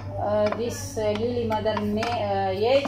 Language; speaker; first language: English; non-native, learner; Arabic